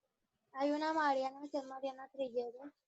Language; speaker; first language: Spanish; native; Spanish